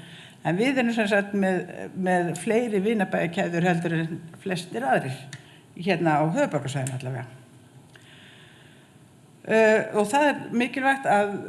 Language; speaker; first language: Icelandic; native; Icelandic